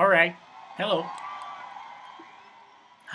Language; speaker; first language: English; non-native, fluent; Portuguese